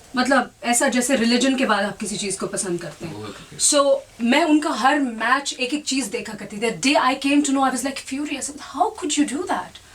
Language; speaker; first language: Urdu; non-native, local second language; Punjabi